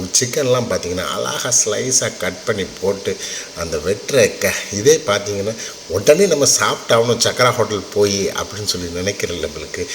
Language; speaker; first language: Tamil; native; Tamil